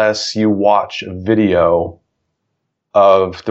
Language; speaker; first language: English; native; English